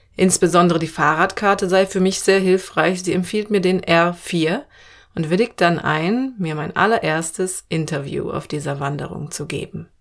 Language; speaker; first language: German; native; German